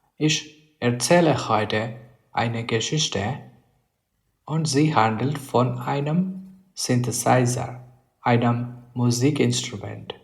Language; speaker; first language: German; non-native, learner; English